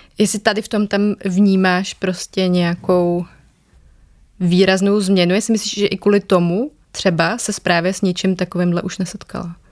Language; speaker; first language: Czech; native; Czech